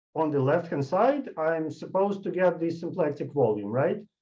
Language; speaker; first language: English; non-native, fluent; Russian